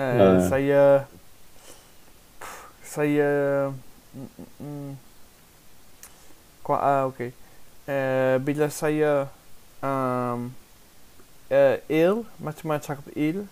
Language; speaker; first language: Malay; non-native, learner; English